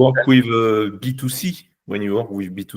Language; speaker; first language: English; non-native, learner; French